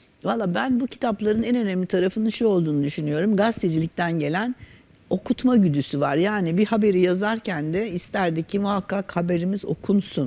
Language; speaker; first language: Turkish; native; Turkish